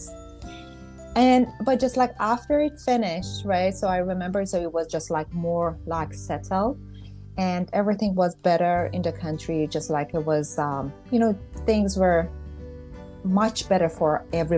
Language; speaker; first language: English; non-native, fluent; Persian